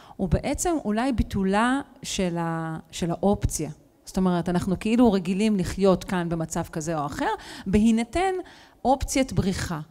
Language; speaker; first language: Hebrew; native; Hebrew